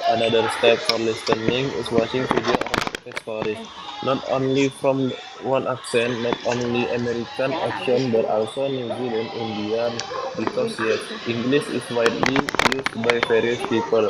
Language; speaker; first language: English; non-native, learner; Indonesian